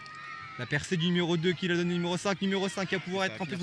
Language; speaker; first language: French; native; French